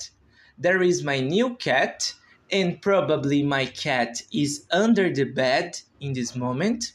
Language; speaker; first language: English; non-native, learner; Portuguese